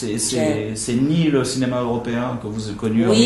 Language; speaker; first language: French; native; French